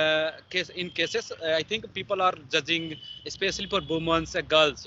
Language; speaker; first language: English; non-native, learner; Hindi